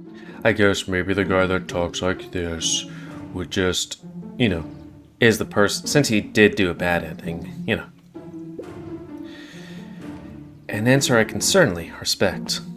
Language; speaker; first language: English; native; English